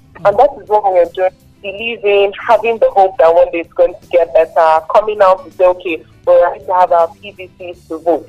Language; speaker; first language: English; non-native, local second language; Igbo